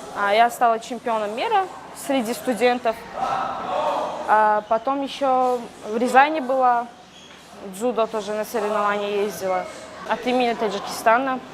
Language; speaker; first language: Russian; non-native, local second language; Tajik